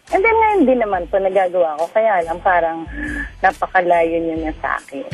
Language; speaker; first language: Filipino; native; Filipino